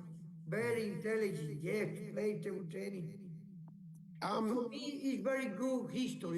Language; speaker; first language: English; non-native, learner; Spanish